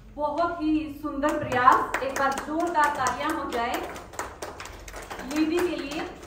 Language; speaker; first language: Hindi; native; Hindi